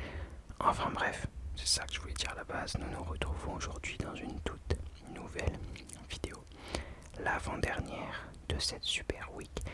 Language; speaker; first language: French; native; French